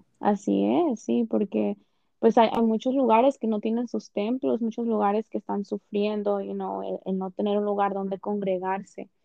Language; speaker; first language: Spanish; early bilingual, heritage; Spanish